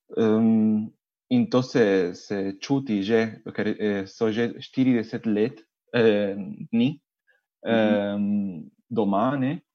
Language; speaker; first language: Slovenian; non-native, fluent; Spanish